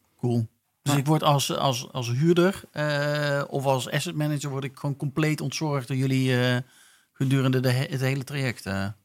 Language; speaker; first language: Dutch; native; Dutch